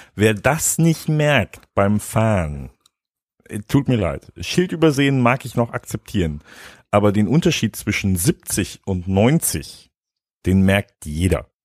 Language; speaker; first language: German; native; German